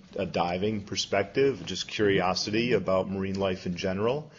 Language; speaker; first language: English; native; English